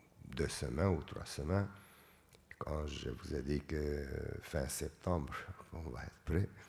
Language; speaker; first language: French; non-native, fluent; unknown